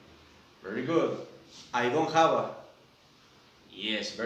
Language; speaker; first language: English; non-native, fluent; Spanish